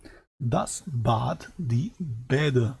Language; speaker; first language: German; non-native, fluent; Albanian